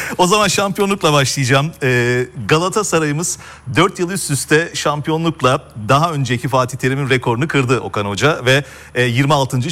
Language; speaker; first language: Turkish; native; Turkish